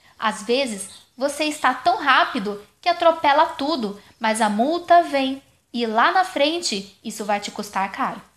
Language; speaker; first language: Portuguese; non-native, fluent; German